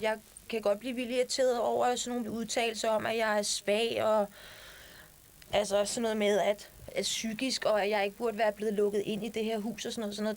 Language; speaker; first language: Danish; native; Danish